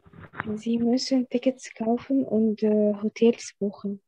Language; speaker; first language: German; non-native, learner; Arabic